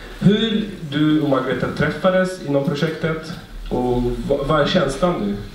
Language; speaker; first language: Swedish; non-native, fluent; Arabic